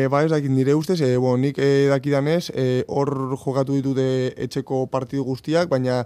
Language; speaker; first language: Basque; non-native, local second language; Spanish